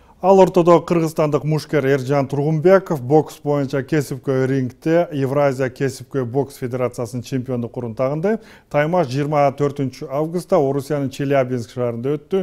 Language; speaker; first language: Kyrgyz; native; Kyrgyz